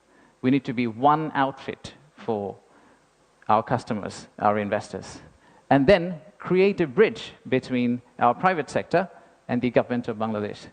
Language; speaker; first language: English; non-native, local second language; Bangla